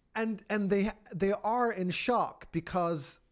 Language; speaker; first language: English; non-native, fluent; Polish